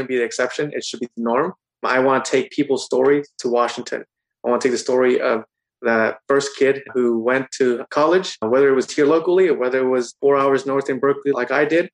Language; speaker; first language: English; native; English